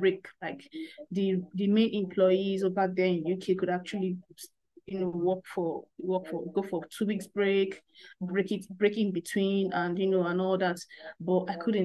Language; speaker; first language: English; non-native, local second language; Igbo